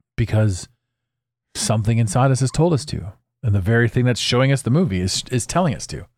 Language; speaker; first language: English; native; English